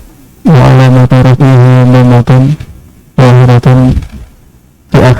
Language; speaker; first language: Arabic; non-native, learner; Indonesian